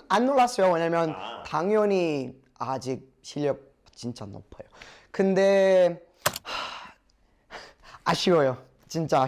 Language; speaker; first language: Korean; non-native, learner; English